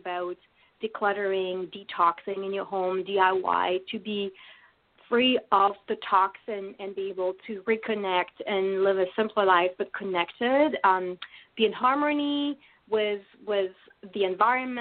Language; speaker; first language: English; non-native, fluent; French